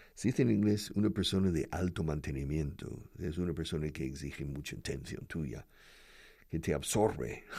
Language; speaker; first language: Spanish; non-native, fluent; English